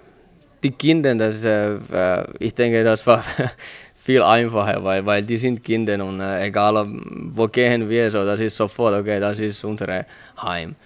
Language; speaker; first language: German; non-native, learner; Finnish